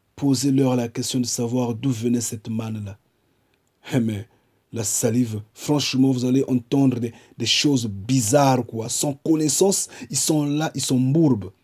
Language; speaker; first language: French; non-native, local second language; Kongo